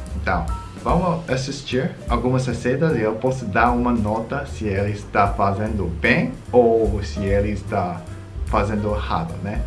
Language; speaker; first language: Portuguese; non-native, learner; Korean